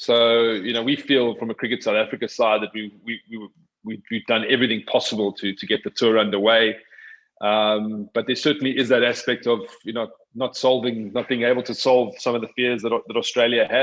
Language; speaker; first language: English; native; English